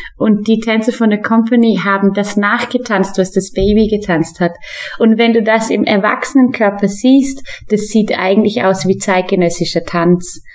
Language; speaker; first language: German; native; German